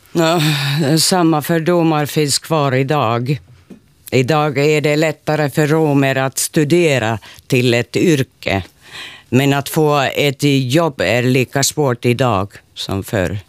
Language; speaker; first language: Swedish; non-native, local second language; Finnish